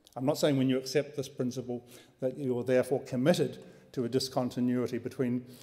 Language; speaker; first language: English; native; English